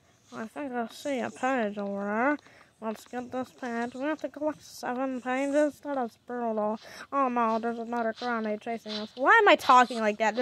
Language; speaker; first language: English; native; English